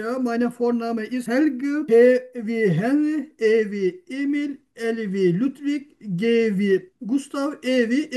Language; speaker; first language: German; non-native, learner; Turkish